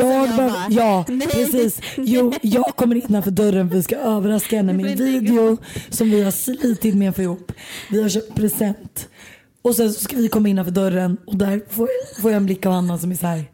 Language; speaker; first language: Swedish; native; Swedish